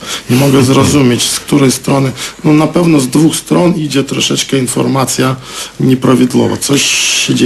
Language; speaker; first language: Polish; non-native, fluent; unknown